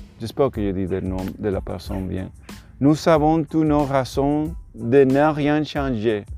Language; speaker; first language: French; non-native, learner; Spanish